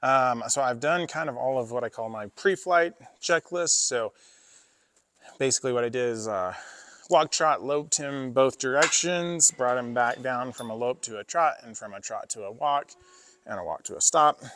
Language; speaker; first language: English; native; English